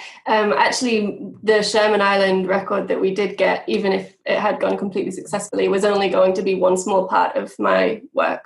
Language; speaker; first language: English; native; English